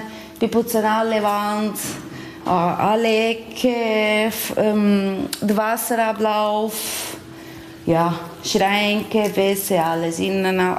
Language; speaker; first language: German; non-native, learner; Portuguese